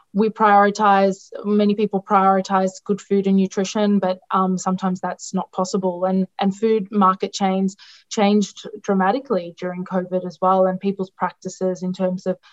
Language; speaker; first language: English; non-native, local second language; Greek